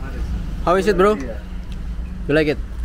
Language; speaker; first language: English; non-native, learner; Indonesian